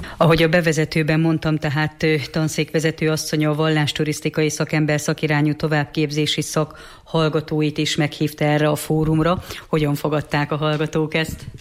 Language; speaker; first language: Hungarian; native; Hungarian